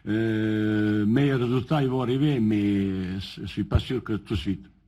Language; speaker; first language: French; non-native, fluent; Bosnian